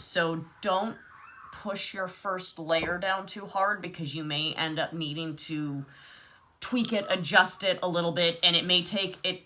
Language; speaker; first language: English; native; English